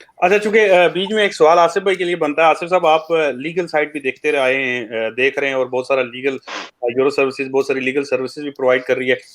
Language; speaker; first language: Urdu; native; Urdu